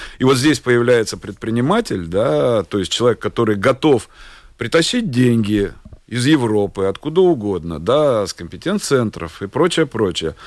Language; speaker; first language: Russian; native; Russian